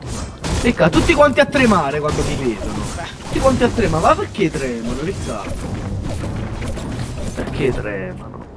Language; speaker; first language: Italian; native; Italian